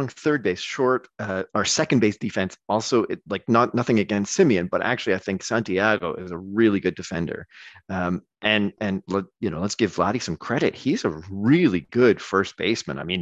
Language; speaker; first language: English; native; English